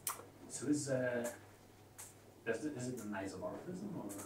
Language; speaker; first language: English; non-native, fluent; Polish